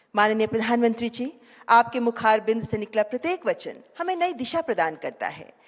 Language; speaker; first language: Hindi; native; Hindi